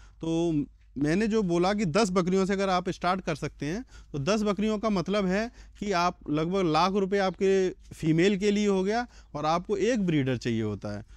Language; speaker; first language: Hindi; native; Hindi